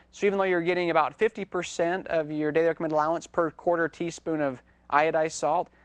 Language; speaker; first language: English; native; English